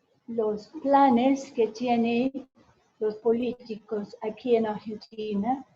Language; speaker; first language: Spanish; non-native, fluent; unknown